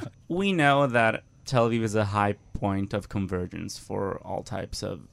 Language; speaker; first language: English; non-native, fluent; Italian